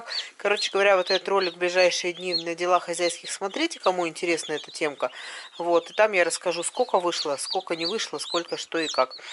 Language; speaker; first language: Russian; native; Russian